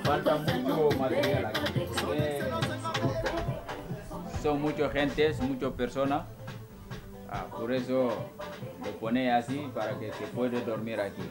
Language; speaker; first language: Spanish; non-native, local second language; Wolof